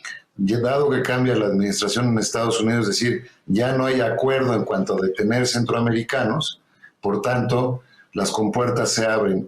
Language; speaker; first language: Spanish; native; Spanish